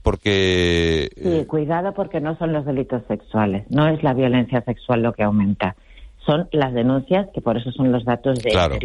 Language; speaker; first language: Spanish; native; Spanish